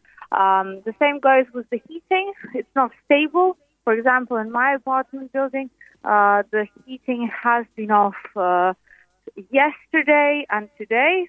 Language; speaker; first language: English; non-native, fluent; Ukrainian